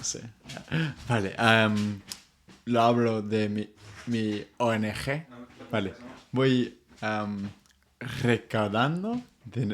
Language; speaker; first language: Spanish; non-native, fluent; English